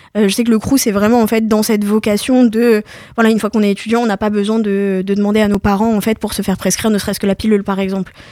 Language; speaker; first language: French; native; French